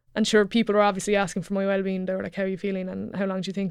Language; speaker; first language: English; native; English